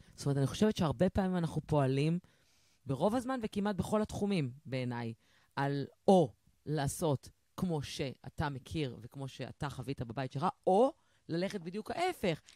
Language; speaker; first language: Hebrew; native; Hebrew